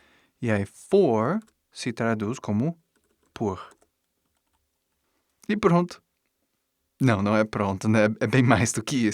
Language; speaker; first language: Portuguese; non-native, fluent; English